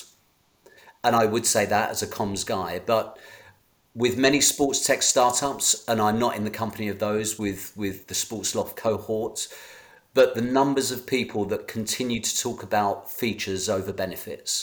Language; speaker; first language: English; native; English